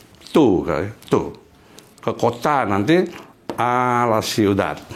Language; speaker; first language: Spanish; non-native, fluent; Indonesian